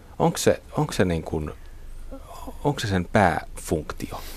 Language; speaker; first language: Finnish; native; Finnish